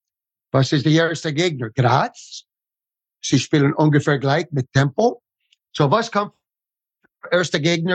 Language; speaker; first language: German; non-native, fluent; English